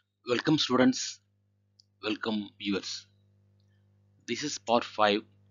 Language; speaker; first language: English; non-native, local second language; Tamil